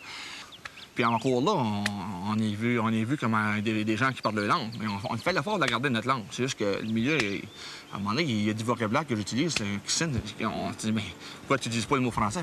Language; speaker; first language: French; native; French